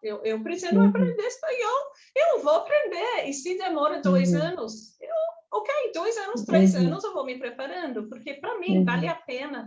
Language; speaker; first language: Portuguese; non-native, fluent; English